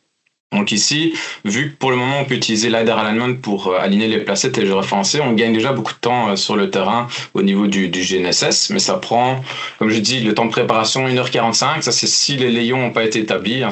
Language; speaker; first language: French; native; French